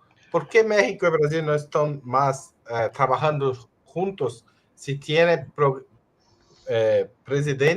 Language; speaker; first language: Spanish; non-native, fluent; Portuguese